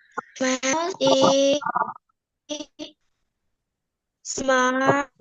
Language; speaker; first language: English; non-native, learner; Vietnamese